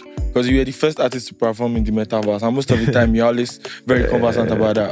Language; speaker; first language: English; non-native, local second language; Yoruba